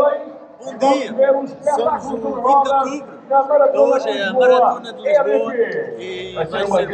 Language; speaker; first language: Portuguese; non-native, fluent; French